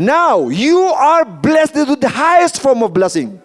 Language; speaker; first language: English; non-native, local second language; Amharic